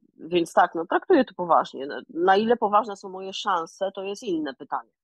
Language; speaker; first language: Polish; native; Polish